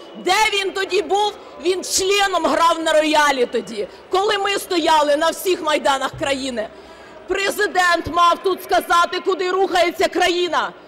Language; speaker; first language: Ukrainian; native; Ukrainian